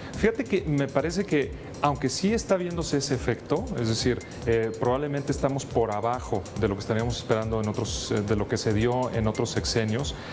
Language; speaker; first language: Spanish; native; Spanish